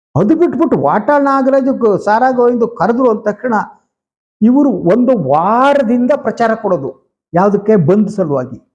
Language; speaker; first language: Kannada; native; Kannada